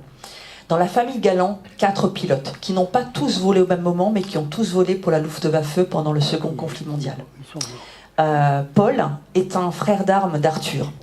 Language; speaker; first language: French; native; French